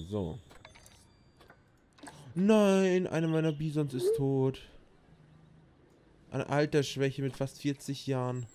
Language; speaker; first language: German; native; German